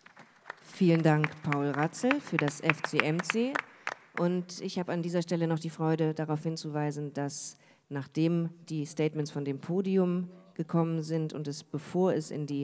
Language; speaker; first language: German; native; German